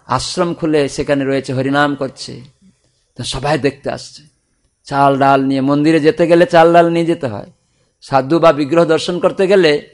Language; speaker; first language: Bangla; non-native, fluent; Odia